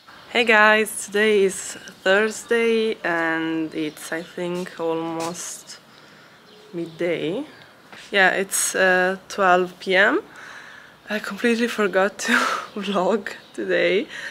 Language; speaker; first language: English; non-native, fluent; Italian